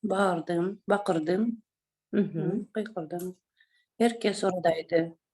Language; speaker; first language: Turkish; non-native, learner; Kyrgyz